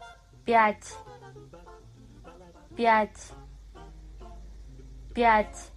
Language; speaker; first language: Russian; non-native, fluent; Kazakh